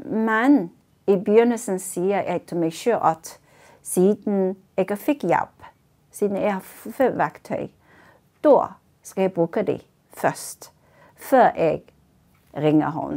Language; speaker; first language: Norwegian; non-native, fluent; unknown